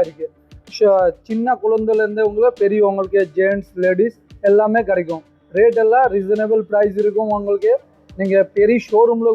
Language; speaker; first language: Tamil; non-native, fluent; Hindi